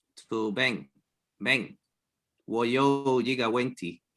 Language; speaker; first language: Chinese; non-native, learner; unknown